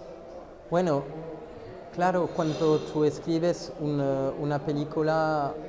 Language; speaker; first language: Spanish; non-native, fluent; French